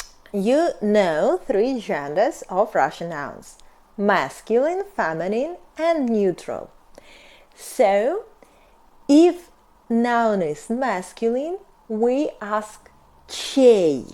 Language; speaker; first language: English; non-native, fluent; Russian